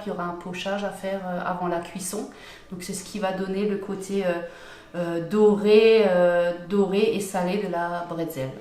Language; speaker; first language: French; native; French